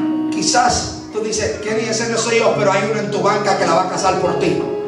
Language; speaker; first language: Spanish; native; Spanish